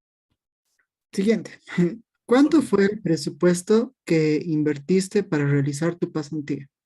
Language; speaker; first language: Spanish; native; Spanish